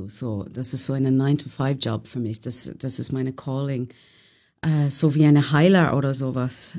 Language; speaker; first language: German; non-native, learner; English